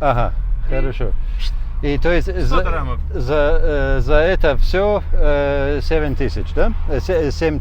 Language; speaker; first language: Russian; non-native, fluent; Latvian